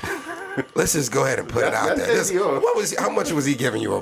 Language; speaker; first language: English; native; English